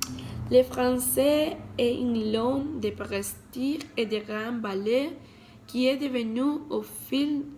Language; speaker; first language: French; non-native, learner; Spanish